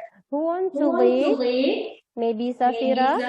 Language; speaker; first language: English; non-native, learner; Indonesian